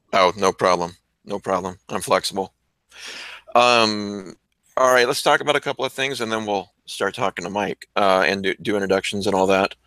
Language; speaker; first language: English; native; English